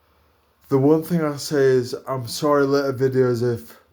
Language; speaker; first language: English; native; English